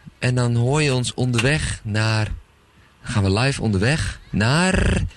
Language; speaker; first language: Dutch; native; Dutch